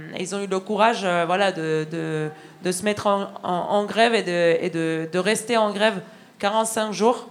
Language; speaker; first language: French; non-native, fluent; Spanish